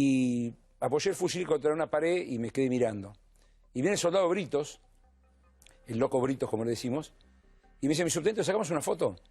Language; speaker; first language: Spanish; native; Spanish